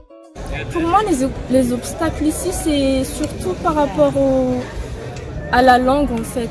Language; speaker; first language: French; non-native, local second language; Malagasy